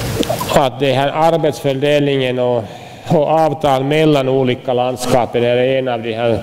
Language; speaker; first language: Swedish; non-native, local second language; Finnish